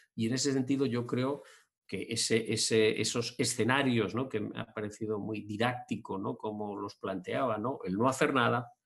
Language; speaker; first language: Spanish; native; Spanish